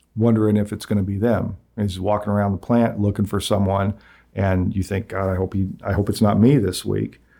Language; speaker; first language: English; native; English